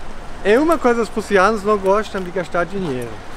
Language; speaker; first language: Portuguese; non-native, fluent; German